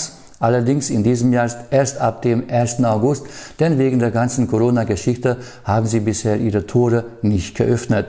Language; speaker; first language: German; native; German